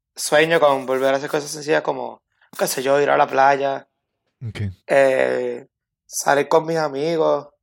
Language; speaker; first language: Spanish; native; Spanish